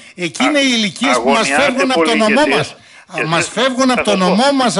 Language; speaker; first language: Greek; native; Greek